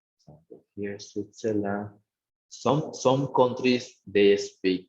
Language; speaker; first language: English; non-native, fluent; Spanish